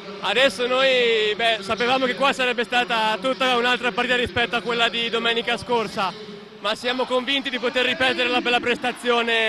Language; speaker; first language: Italian; native; Italian